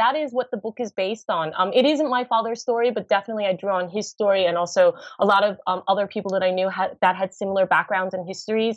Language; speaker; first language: English; native; English